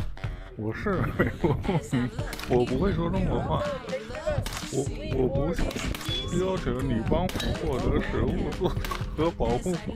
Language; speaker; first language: Chinese; non-native, learner; English